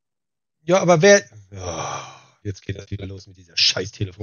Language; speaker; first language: German; native; German